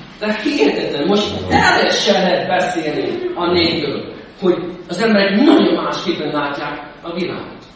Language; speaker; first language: Hungarian; non-native, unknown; English